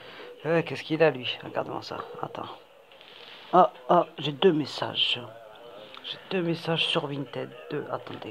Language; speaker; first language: French; native; French